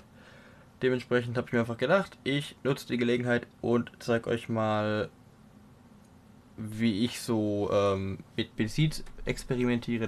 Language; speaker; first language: German; native; German